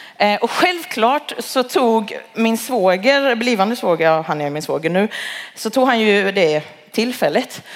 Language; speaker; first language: Swedish; early bilingual, other home language; Cantonese